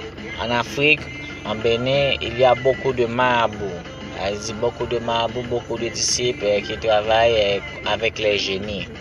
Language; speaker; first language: French; non-native, learner; Haitian Creole